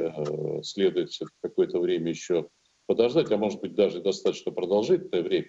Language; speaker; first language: Russian; native; Russian